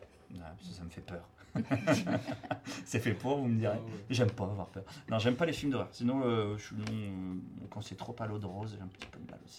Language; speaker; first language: French; native; French